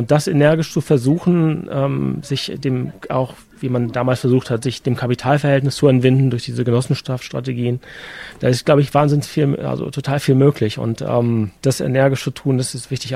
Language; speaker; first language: German; native; German